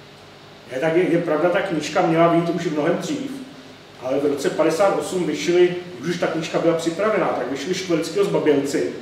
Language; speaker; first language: Czech; native; Czech